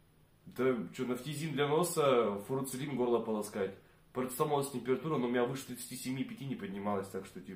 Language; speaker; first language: Russian; native; Russian